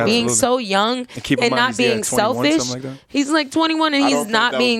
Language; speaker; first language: English; native; English